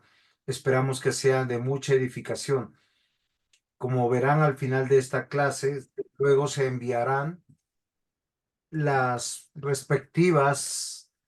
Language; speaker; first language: Spanish; native; Spanish